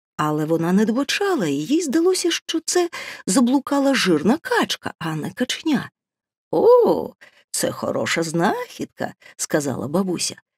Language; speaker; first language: Ukrainian; native; Ukrainian